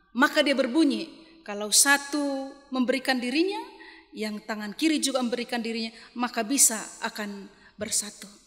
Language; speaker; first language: Indonesian; non-native, local second language; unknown